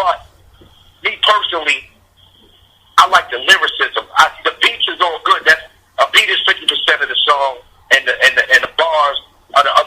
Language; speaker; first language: English; native; English